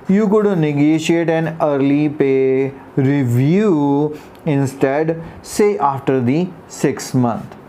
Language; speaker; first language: English; non-native, local second language; Punjabi